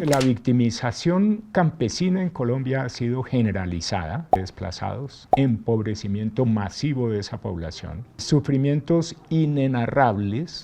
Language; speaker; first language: Spanish; native; Spanish